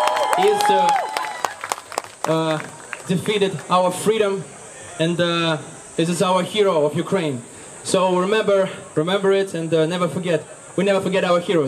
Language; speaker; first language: English; non-native, learner; Ukrainian